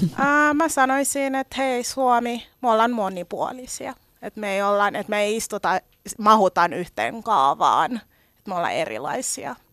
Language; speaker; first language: Finnish; early bilingual, other home language; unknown